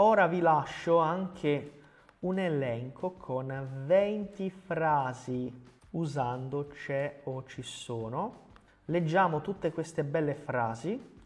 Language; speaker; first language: Italian; non-native, fluent; Portuguese